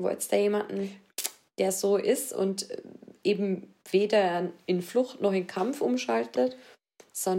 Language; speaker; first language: German; native; German